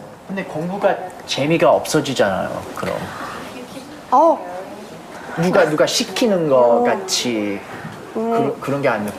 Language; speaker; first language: Korean; early bilingual, heritage; English